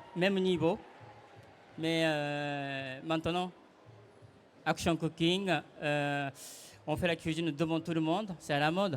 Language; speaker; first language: French; non-native, fluent; Japanese